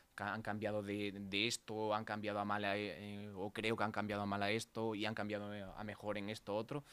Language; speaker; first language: Spanish; native; Spanish